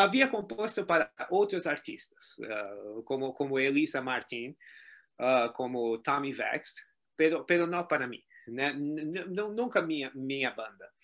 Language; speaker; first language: Spanish; non-native, learner; Portuguese